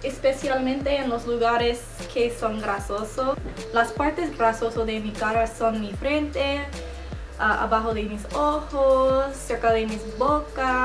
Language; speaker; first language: Spanish; non-native, learner; English